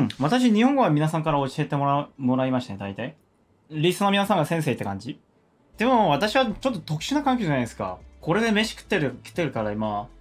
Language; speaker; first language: Japanese; non-native, fluent; Korean